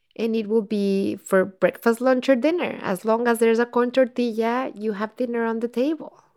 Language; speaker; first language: English; non-native, fluent; Spanish